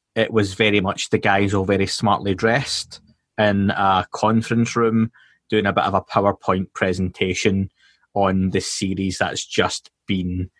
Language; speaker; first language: English; native; English